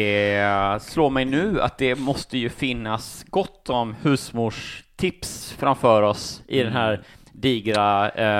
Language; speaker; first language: Swedish; native; Swedish